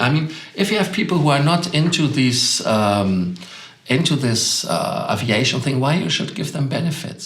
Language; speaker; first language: English; non-native, fluent; German